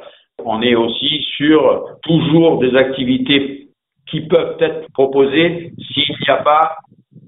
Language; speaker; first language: French; native; French